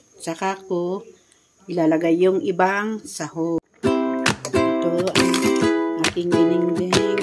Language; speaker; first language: Filipino; non-native, local second language; Iloko